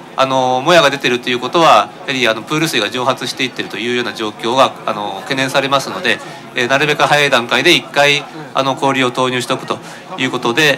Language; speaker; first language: Japanese; native; Japanese